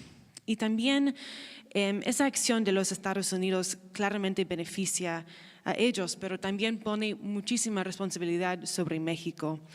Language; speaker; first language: Spanish; non-native, fluent; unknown